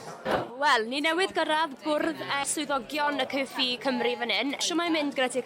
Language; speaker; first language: Welsh; native; Welsh